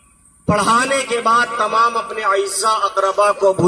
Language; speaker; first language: Urdu; native; Urdu